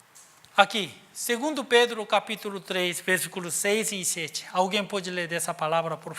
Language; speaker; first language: Portuguese; non-native, learner; Korean